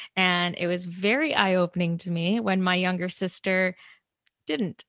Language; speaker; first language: English; native; English